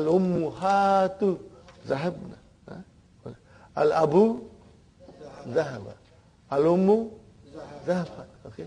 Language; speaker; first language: Arabic; non-native, fluent; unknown